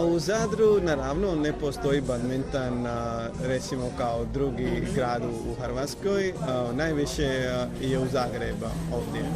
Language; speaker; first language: Croatian; non-native, learner; Punjabi